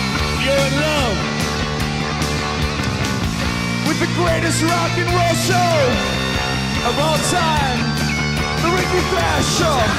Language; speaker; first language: English; native; English